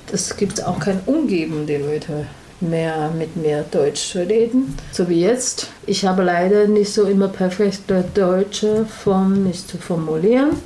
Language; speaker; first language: German; non-native, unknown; Chinese